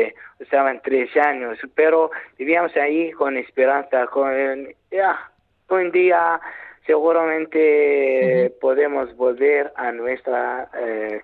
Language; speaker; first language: Spanish; non-native, learner; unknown